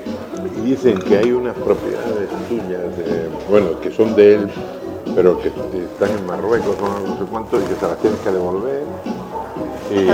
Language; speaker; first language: Spanish; native; Spanish